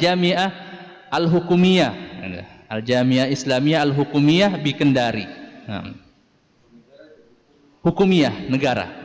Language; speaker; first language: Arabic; non-native, fluent; Indonesian